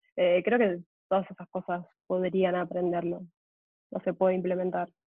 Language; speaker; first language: Spanish; native; Spanish